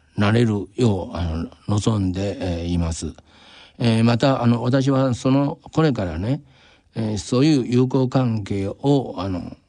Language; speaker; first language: Japanese; non-native, fluent; Chinese